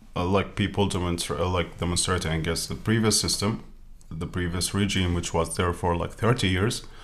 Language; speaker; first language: English; non-native, fluent; Arabic